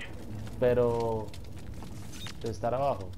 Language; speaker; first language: Spanish; native; Spanish